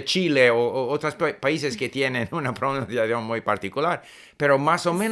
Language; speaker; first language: Spanish; non-native, fluent; English